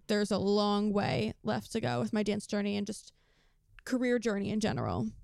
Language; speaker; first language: English; native; English